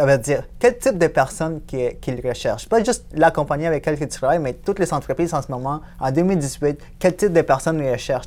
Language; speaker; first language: French; native; French